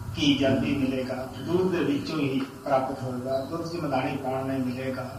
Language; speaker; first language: Hindi; non-native, local second language; Punjabi